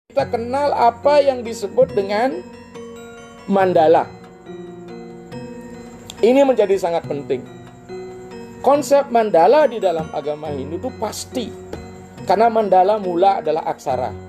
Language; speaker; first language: Indonesian; non-native, local second language; Balinese